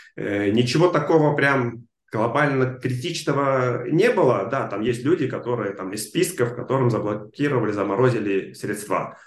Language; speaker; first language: Russian; non-native, local second language; Armenian